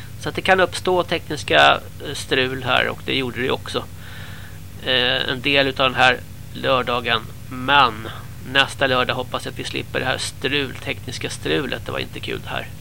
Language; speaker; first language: Swedish; native; Swedish